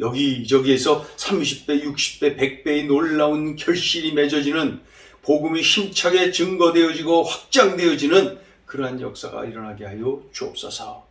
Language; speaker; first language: Korean; native; Korean